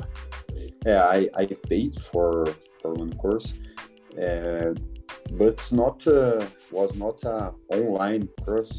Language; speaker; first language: English; non-native, learner; Portuguese